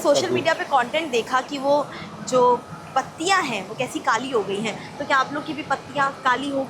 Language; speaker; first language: Hindi; native; Hindi